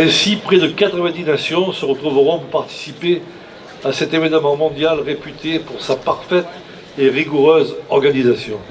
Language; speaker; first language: French; native; French